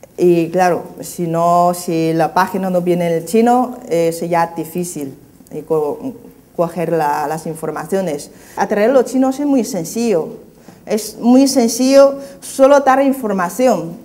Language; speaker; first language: Spanish; non-native, fluent; Chinese